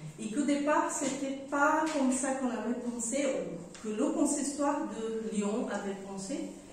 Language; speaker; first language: French; non-native, fluent; Portuguese